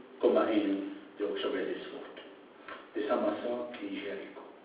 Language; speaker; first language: Swedish; non-native, fluent; Arabic